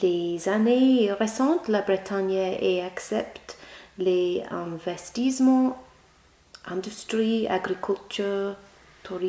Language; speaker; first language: French; non-native, learner; English